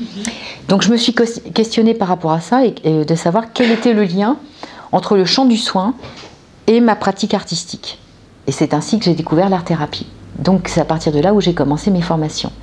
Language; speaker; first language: French; native; French